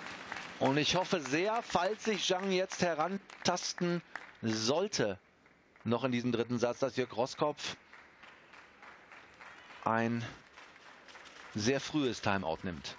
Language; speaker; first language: German; native; German